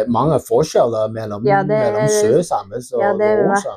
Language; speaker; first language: Norwegian; non-native, learner; Welsh